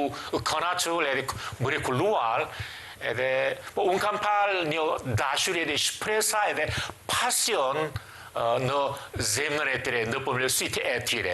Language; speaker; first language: Albanian; non-native, learner; Korean